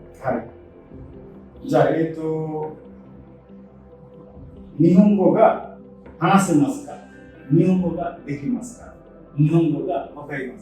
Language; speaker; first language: Japanese; non-native, learner; Bangla